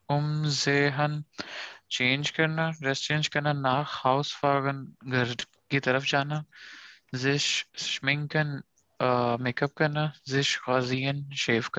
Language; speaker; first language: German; non-native, learner; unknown